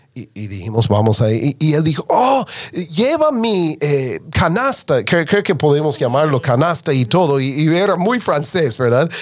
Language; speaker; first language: Spanish; non-native, fluent; English